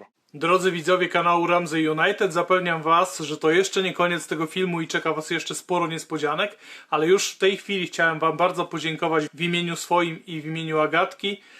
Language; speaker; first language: Polish; native; Polish